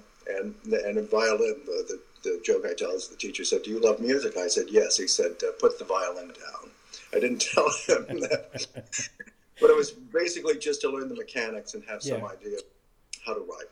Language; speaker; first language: English; native; English